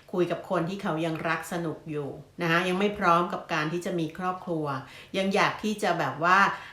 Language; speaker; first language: Thai; native; Thai